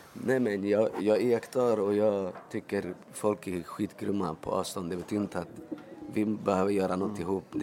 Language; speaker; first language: Swedish; early bilingual, other home language; Spanish